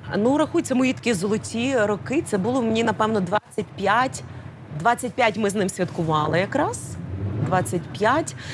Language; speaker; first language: Ukrainian; native; Ukrainian